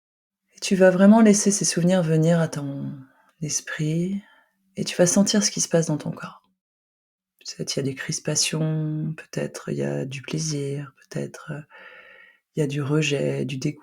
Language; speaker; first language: French; native; French